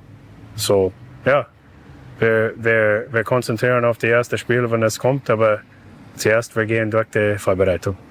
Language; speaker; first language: German; non-native, learner; English